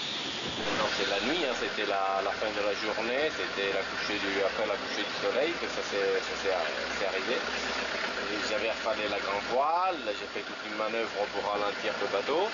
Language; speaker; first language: French; non-native, fluent; Italian